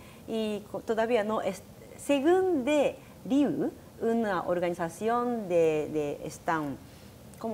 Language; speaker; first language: Spanish; non-native, learner; Japanese